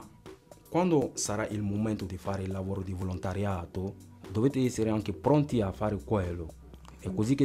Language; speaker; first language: Italian; non-native, fluent; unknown